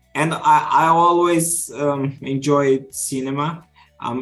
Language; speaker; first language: English; non-native, fluent; Kabuverdianu